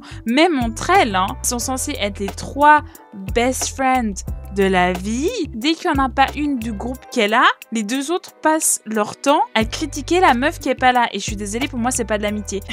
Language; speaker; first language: French; native; French